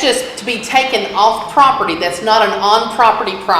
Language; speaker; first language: English; native; English